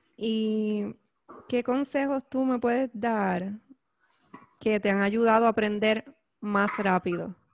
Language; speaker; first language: Spanish; native; Spanish